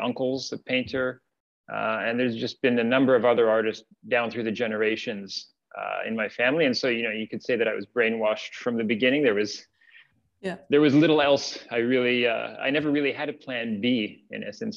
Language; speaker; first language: English; native; English